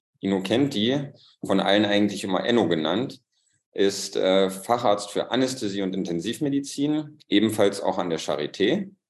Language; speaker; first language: German; native; German